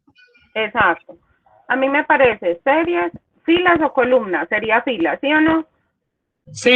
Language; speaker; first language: Spanish; native; Spanish